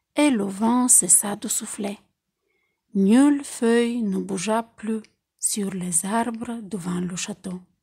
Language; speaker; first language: French; non-native, fluent; Bulgarian